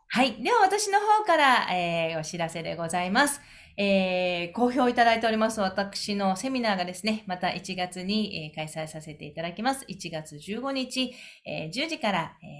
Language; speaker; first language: Japanese; native; Japanese